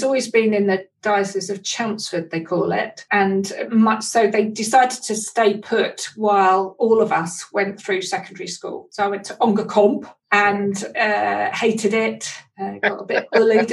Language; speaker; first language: English; native; English